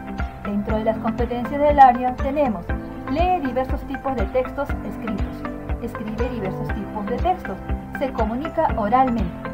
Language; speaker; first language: Spanish; native; Spanish